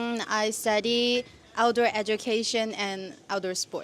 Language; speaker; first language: English; non-native, learner; Chinese